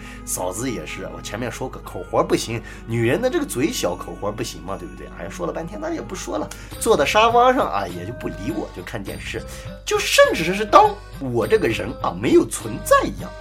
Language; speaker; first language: Chinese; native; Chinese